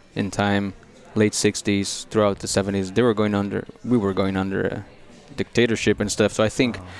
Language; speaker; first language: English; non-native, fluent; Portuguese